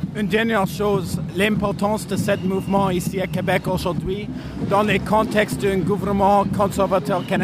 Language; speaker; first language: French; non-native, learner; English